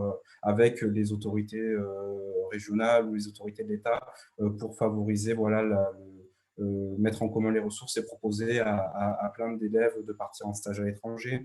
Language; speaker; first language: French; native; French